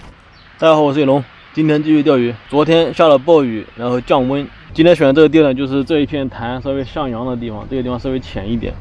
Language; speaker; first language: Chinese; native; Chinese